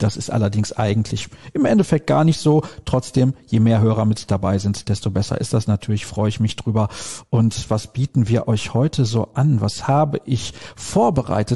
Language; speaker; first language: German; native; German